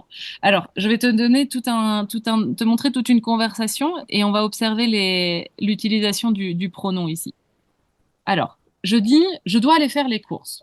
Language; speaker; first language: French; native; French